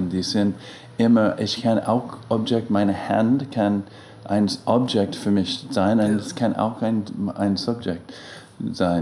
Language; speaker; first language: German; non-native, learner; English